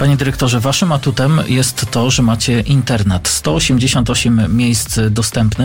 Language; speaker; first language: Polish; native; Polish